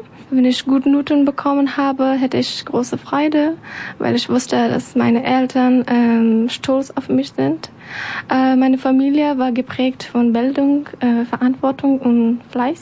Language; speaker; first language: German; non-native, learner; Persian